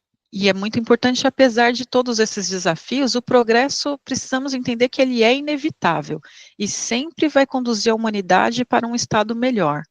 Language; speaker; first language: Portuguese; native; Portuguese